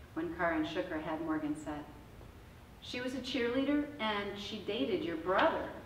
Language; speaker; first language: English; native; English